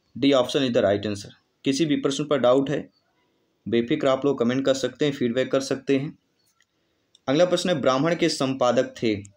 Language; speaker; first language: Hindi; native; Hindi